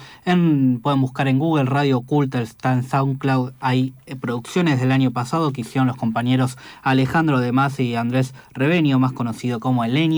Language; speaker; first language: Spanish; native; Spanish